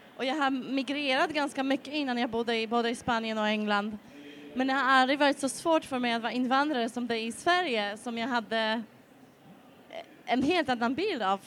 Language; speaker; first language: Swedish; non-native, fluent; Polish